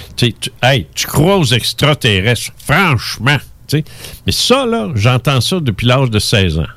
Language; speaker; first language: French; early bilingual, other home language; Spanish